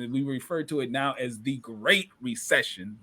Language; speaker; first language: English; native; English